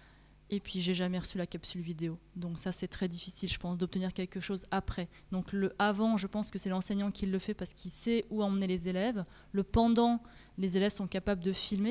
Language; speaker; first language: French; native; French